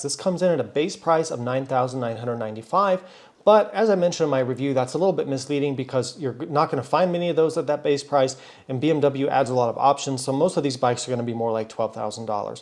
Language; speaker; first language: English; native; English